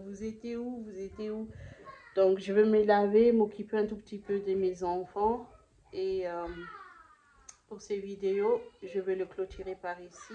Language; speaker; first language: French; non-native, local second language; Lingala